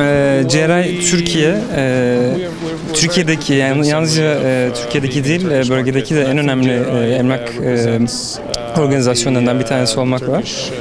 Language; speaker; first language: Turkish; non-native, fluent; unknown